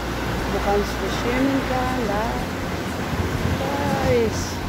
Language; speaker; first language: German; non-native, learner; Filipino